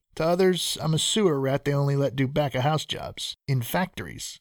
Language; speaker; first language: English; early bilingual, other home language; Spanish